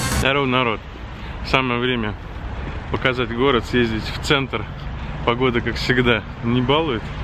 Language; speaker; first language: Russian; native; Russian